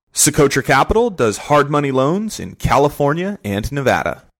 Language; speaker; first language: English; native; English